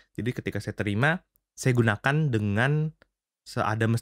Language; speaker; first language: Indonesian; native; Indonesian